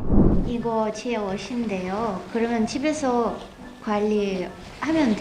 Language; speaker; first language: Korean; non-native, fluent; Russian